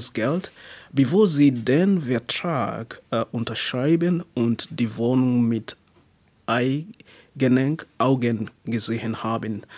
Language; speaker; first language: German; non-native, learner; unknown